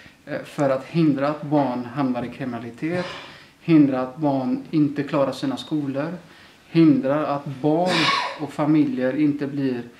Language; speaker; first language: Swedish; early bilingual, other home language; Somali